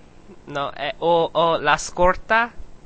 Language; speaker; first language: Italian; non-native, learner; English